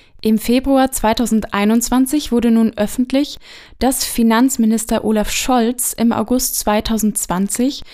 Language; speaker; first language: German; native; German